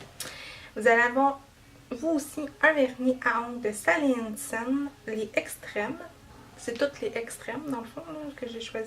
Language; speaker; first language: French; native; French